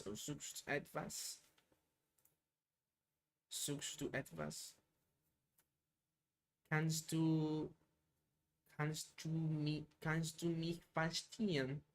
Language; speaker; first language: German; non-native, learner; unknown